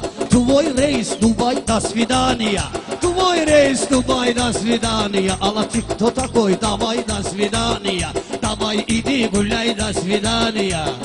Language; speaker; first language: Russian; non-native, learner; Talysh